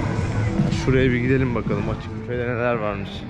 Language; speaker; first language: Turkish; native; Turkish